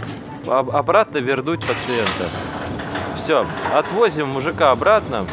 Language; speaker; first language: Russian; native; Russian